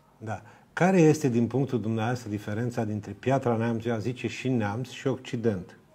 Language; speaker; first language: Romanian; native; Romanian